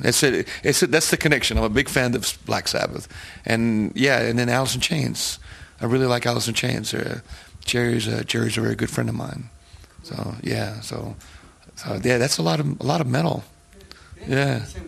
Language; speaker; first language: English; early bilingual, other home language; Spanish